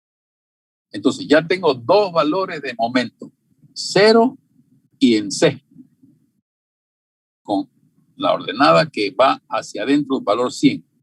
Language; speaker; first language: Spanish; native; Spanish